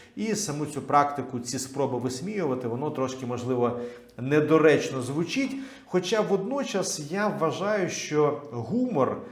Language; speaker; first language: Ukrainian; non-native, local second language; Russian